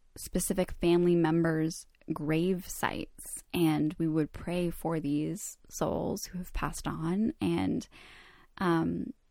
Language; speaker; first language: English; early bilingual, other home language; Croatian